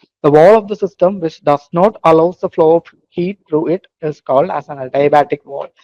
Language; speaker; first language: English; non-native, local second language; Malayalam